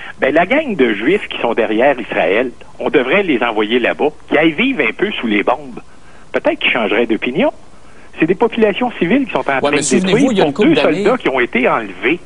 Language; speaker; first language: French; native; French